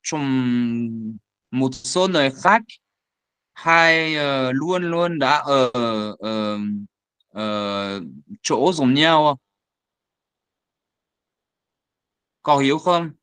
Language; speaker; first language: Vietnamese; non-native, learner; French